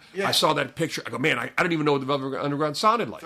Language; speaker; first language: English; native; English